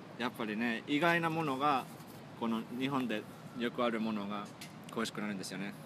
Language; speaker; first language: Japanese; non-native, fluent; Finnish